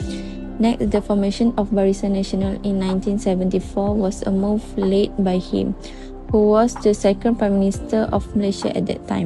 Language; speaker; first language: English; non-native, local second language; Malay